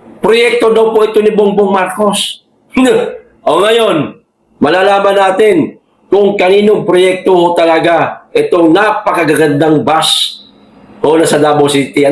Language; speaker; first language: Filipino; non-native, local second language; Cebuano